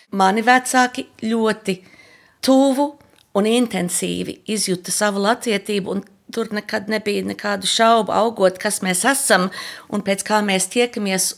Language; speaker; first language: Latvian; early bilingual, heritage; Latvian